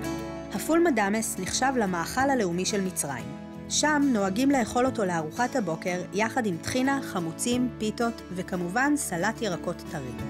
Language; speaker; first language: Hebrew; native; Hebrew